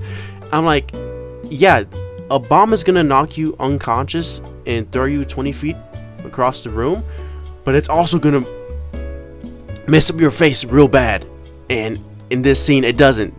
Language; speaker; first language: English; native; English